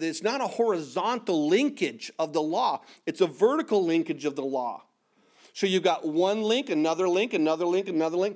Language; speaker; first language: English; native; English